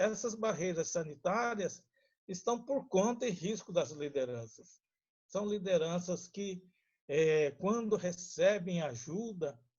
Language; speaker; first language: Portuguese; non-native, local second language; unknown